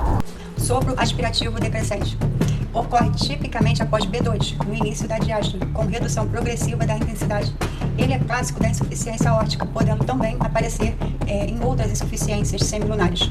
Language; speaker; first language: Portuguese; native; Portuguese